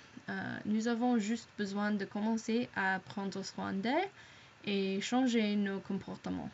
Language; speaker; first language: French; non-native, learner; English